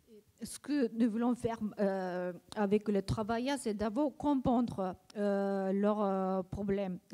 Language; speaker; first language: French; non-native, learner; Japanese